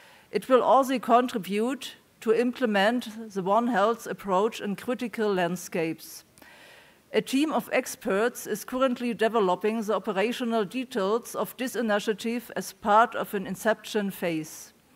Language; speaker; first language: English; non-native, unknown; German